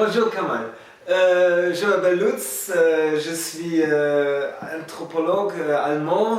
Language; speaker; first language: French; non-native, learner; German